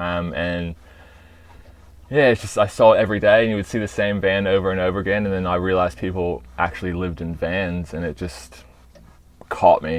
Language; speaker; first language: English; early bilingual, other home language; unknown